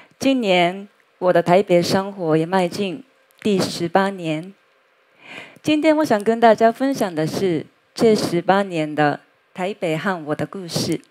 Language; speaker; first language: Chinese; non-native, fluent; Japanese